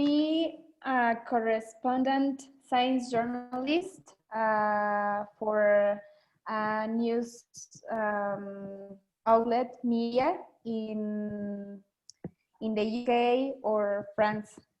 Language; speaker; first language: English; non-native, learner; Spanish